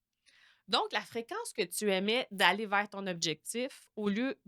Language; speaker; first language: French; native; French